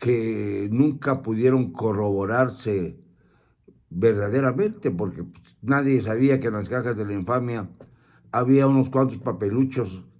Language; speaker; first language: Spanish; native; Spanish